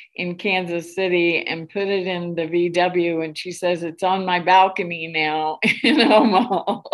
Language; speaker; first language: English; native; English